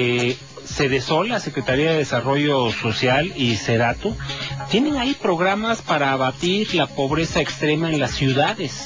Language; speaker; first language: Spanish; native; Spanish